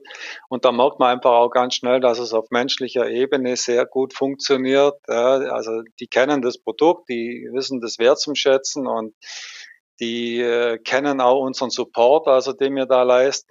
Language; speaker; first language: German; native; German